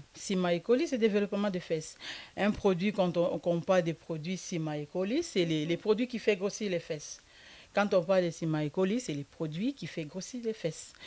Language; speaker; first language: French; non-native, local second language; Lingala